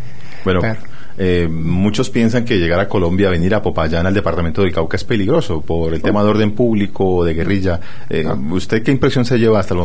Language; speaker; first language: Spanish; native; Spanish